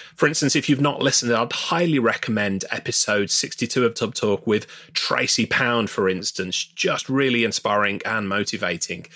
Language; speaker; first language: English; native; English